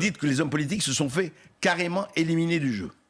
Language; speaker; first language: French; native; French